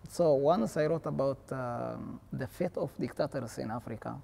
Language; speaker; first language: English; non-native, fluent; Tigrinya